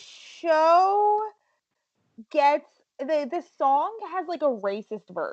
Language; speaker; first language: English; native; English